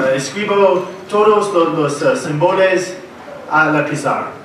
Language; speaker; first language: Spanish; non-native, learner; English